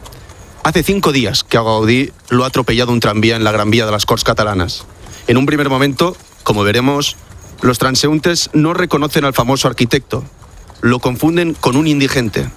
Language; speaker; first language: Spanish; native; Spanish